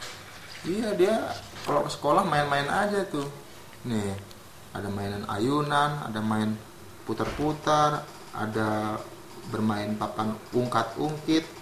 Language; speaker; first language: Indonesian; native; Indonesian